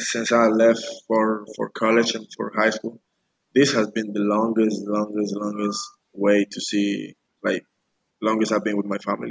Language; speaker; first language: English; non-native, fluent; Spanish